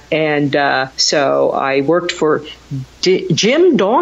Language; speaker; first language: English; native; English